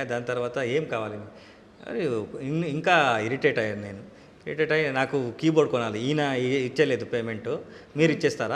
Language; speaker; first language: Telugu; non-native, local second language; Kannada